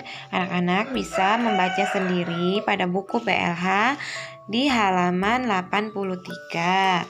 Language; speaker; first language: Indonesian; native; Indonesian